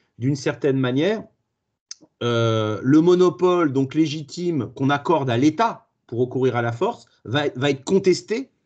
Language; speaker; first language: French; native; French